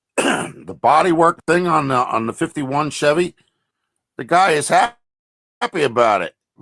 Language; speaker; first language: English; native; English